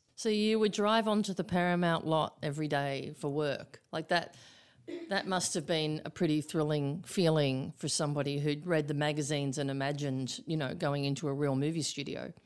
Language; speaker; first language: English; native; English